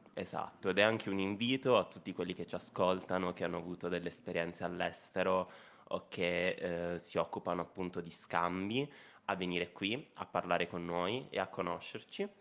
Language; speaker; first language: Italian; native; Italian